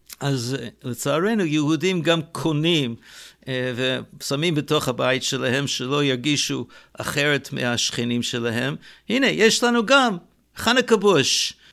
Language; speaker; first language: Hebrew; non-native, fluent; English